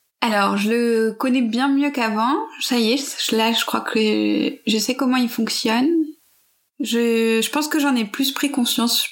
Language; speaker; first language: French; native; French